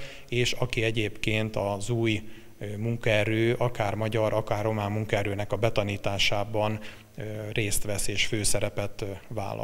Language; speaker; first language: Hungarian; native; Hungarian